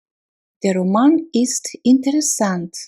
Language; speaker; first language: German; non-native, fluent; Russian